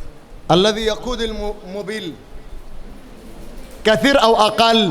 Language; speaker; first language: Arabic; native; Arabic